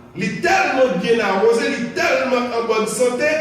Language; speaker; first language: French; non-native, local second language; Haitian Creole